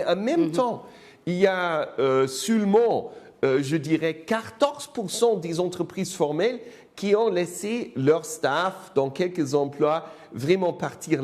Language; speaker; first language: French; non-native, fluent; German